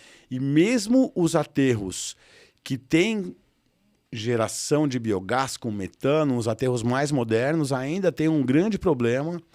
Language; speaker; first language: Portuguese; native; Portuguese